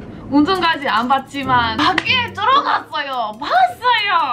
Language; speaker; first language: Korean; non-native, fluent; English